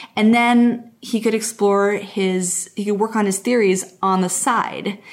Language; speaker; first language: English; native; English